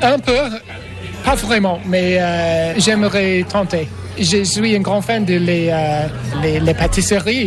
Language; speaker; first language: French; non-native, learner; English